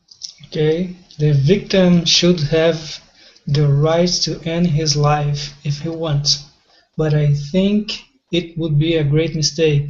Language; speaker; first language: English; non-native, learner; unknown